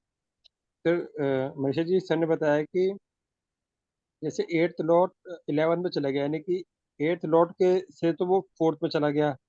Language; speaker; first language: Hindi; native; Hindi